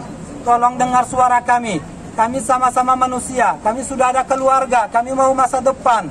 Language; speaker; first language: Indonesian; non-native, fluent; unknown